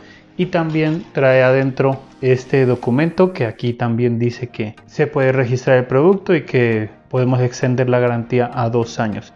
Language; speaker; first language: Spanish; native; Spanish